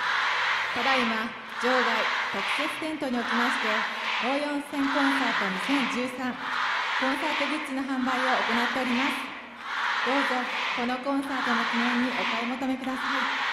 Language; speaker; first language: Japanese; native; Japanese